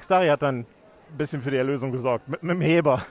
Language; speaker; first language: German; native; German